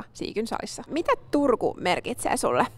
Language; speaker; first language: Finnish; native; Finnish